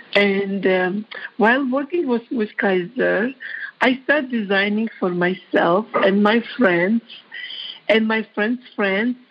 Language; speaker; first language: English; non-native, fluent; Georgian